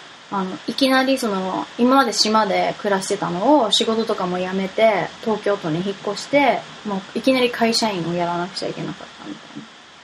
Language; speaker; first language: Japanese; early bilingual, heritage; Japanese